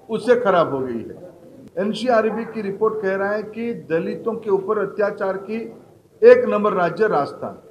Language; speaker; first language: Hindi; non-native, local second language; Odia